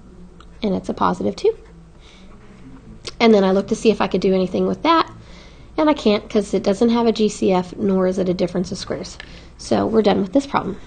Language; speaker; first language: English; native; English